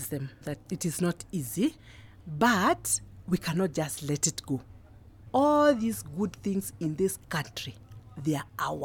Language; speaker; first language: English; non-native, local second language; Kikuyu